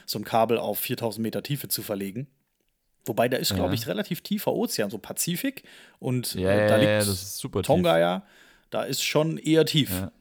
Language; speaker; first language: German; native; German